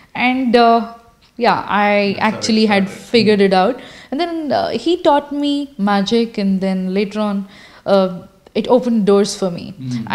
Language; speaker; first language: English; non-native, local second language; Kannada